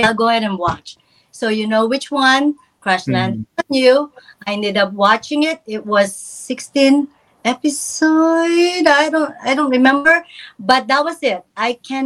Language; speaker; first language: English; non-native, local second language; Filipino